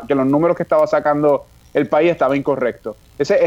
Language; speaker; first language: Spanish; native; Spanish